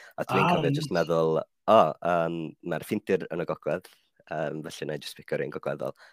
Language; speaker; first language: Welsh; non-native, fluent; Finnish